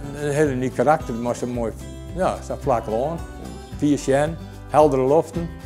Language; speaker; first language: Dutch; non-native, local second language; Western Frisian